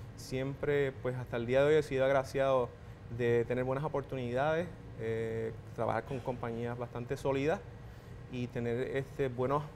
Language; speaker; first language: Spanish; native; Spanish